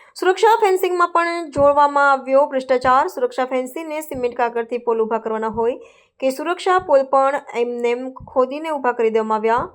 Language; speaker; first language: Gujarati; native; Gujarati